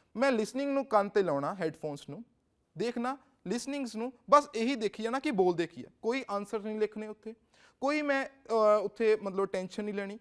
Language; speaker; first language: Punjabi; native; Punjabi